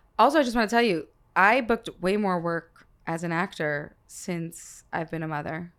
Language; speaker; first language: English; early bilingual, other home language; Hebrew